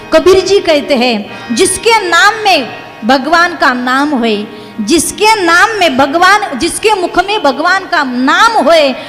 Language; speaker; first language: Hindi; non-native, local second language; Marathi